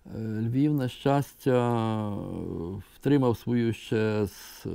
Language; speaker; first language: Ukrainian; native; Ukrainian